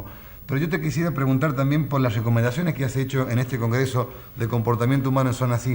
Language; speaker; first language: Spanish; native; Spanish